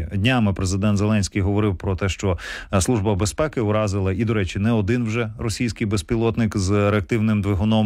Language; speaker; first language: Ukrainian; native; Ukrainian